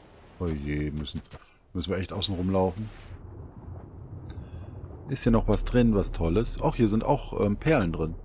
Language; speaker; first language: German; native; German